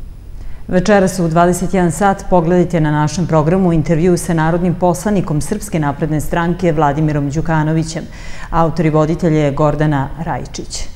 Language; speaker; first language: Serbian; native; Serbian